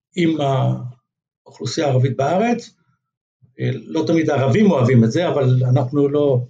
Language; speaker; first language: Hebrew; native; Hebrew